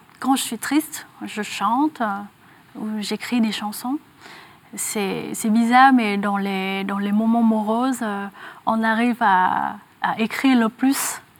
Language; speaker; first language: French; non-native, fluent; Vietnamese